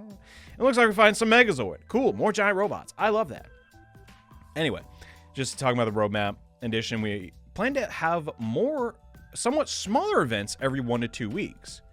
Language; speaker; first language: English; native; English